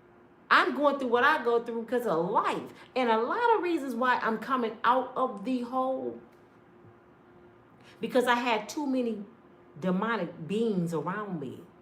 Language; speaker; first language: English; native; English